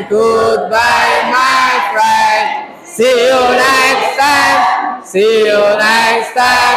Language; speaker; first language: English; non-native, fluent; Indonesian